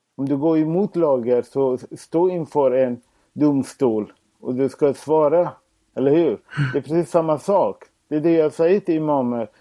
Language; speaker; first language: Swedish; non-native, fluent; Persian